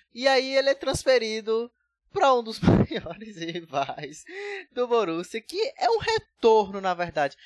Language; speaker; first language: Portuguese; native; Portuguese